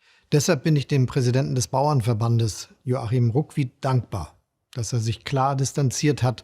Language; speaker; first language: German; native; German